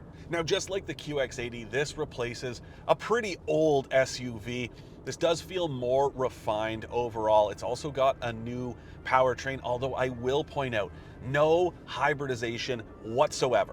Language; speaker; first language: English; native; English